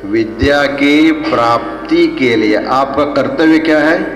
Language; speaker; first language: Hindi; non-native, local second language; Kannada